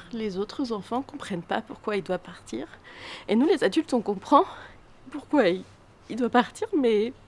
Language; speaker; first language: French; native; French